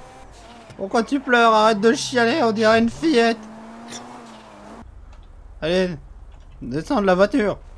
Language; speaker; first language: French; native; French